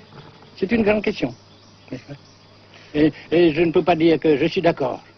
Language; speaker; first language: French; non-native, local second language; Vietnamese